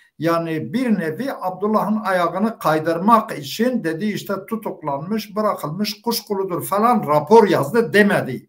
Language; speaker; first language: Turkish; non-native, local second language; Kurdish